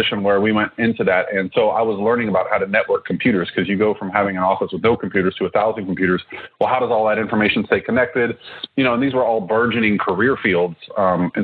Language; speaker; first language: English; native; English